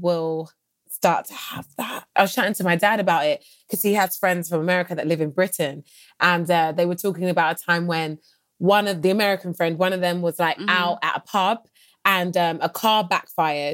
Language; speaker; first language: English; native; English